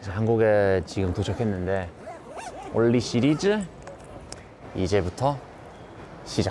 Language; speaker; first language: Korean; non-native, fluent; English